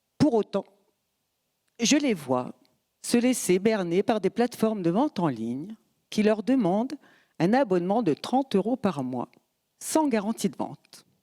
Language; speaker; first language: French; early bilingual, other home language; Portuguese